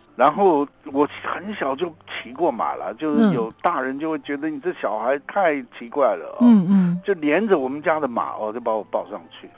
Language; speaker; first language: Chinese; native; Chinese